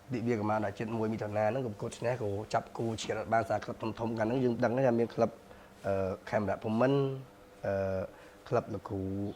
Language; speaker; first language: Khmer; native; Khmer